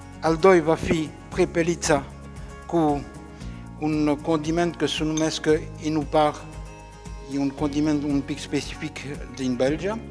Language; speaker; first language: Romanian; non-native, learner; French